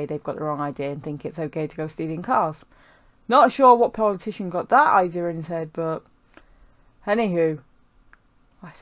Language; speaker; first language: English; native; English